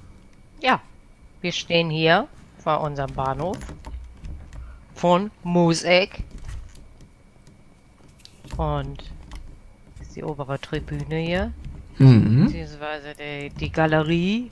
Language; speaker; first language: German; native; German